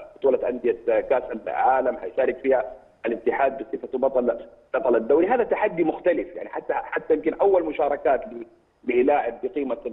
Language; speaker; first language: Arabic; native; Arabic